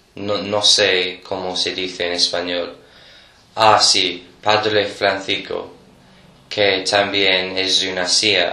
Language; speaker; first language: Spanish; non-native, learner; English